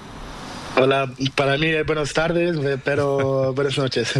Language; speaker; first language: Spanish; non-native, learner; Portuguese